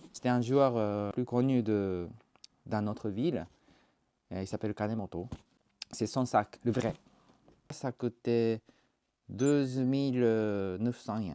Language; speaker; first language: French; non-native, learner; Japanese